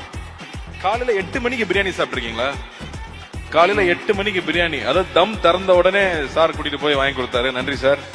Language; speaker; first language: Tamil; native; Tamil